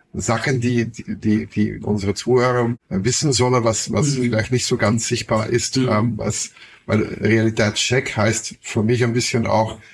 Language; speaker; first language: German; non-native, fluent; Dutch